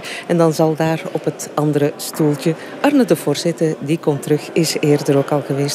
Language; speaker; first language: Dutch; native; Dutch